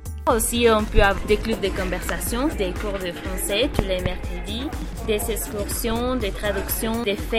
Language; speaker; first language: French; non-native, fluent; Spanish